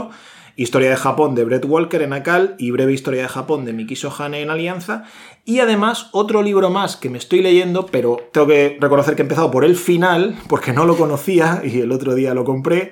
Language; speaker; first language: Spanish; native; Spanish